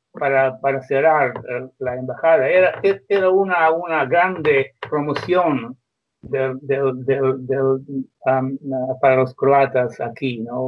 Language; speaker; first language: Spanish; non-native, fluent; Croatian